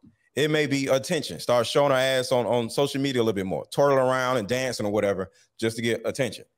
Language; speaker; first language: English; native; English